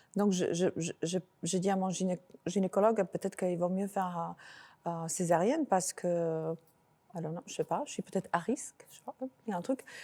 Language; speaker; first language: French; non-native, fluent; Slovak